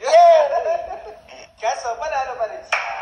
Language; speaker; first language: Filipino; native; Filipino